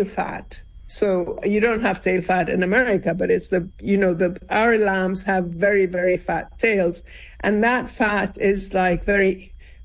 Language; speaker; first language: English; non-native, fluent; Arabic